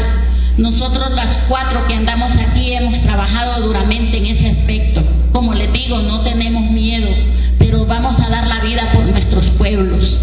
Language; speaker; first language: Spanish; native; Spanish